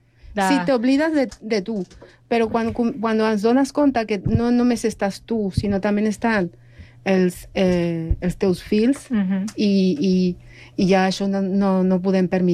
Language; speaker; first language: Catalan; non-native, fluent; Spanish